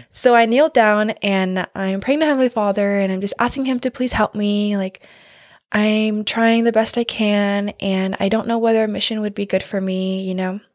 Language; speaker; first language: English; native; English